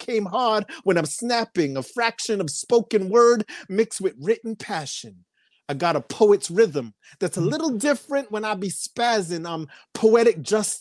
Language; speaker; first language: English; native; English